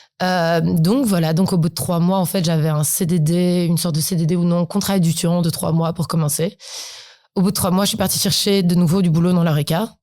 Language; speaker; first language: French; early bilingual, other home language; Polish